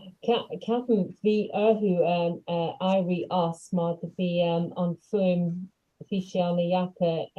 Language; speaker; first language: Irish; non-native, local second language; English